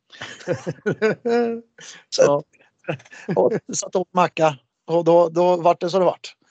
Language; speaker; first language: Swedish; native; Swedish